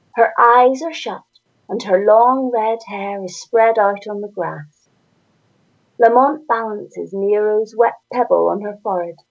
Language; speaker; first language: English; native; English